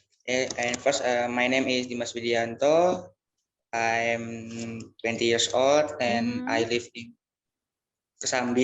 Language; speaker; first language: English; non-native, learner; Indonesian